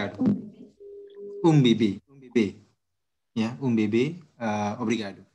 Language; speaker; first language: Portuguese; non-native, learner; Indonesian